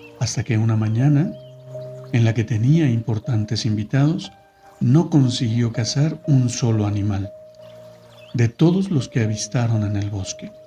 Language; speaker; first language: Spanish; native; Spanish